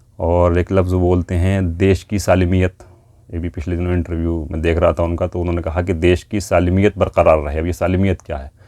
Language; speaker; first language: Urdu; native; Urdu